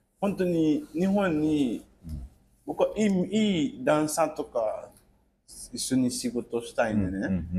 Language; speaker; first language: Japanese; non-native, fluent; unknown